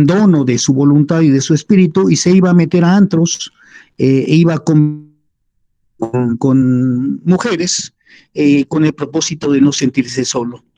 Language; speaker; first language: Spanish; native; Spanish